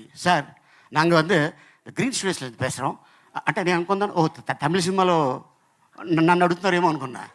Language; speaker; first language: Telugu; native; Telugu